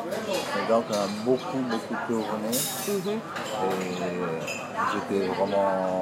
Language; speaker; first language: French; non-native, fluent; Italian